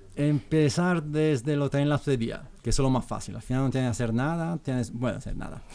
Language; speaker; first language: Spanish; non-native, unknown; Italian